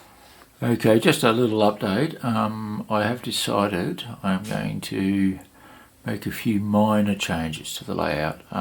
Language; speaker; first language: English; native; English